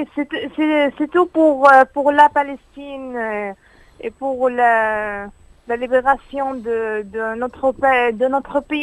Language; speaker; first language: French; non-native, learner; Arabic